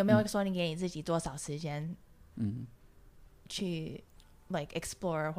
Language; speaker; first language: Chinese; early bilingual, heritage; Chinese